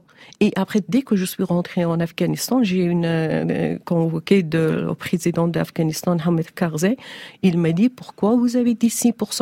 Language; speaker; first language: French; non-native, learner; Persian